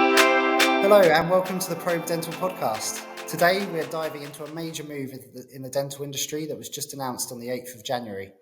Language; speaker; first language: English; native; English